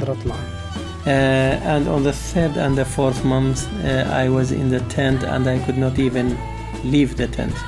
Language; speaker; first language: English; non-native, learner; Arabic